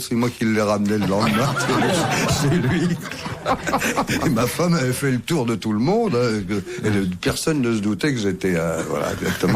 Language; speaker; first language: French; native; French